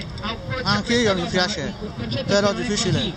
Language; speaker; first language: Italian; non-native, learner; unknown